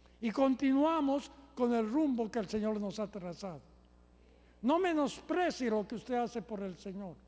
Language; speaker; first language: Spanish; native; Spanish